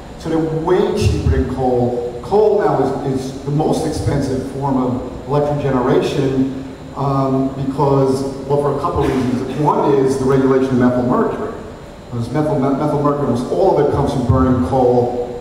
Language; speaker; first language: English; native; English